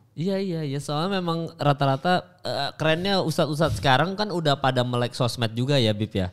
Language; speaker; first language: Indonesian; native; Indonesian